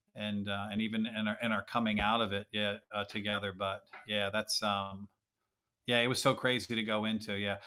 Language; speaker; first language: English; native; English